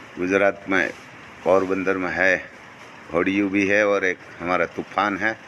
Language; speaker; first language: Hindi; non-native, local second language; Gujarati